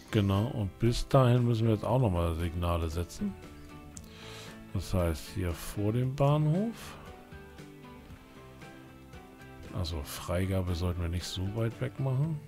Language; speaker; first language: German; native; German